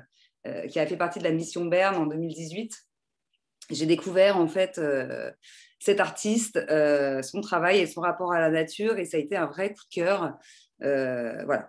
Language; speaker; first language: French; native; French